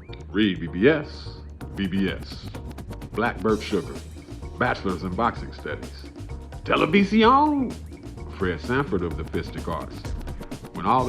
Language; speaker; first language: English; native; English